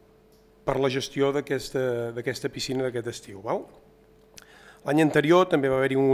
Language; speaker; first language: Catalan; native; Catalan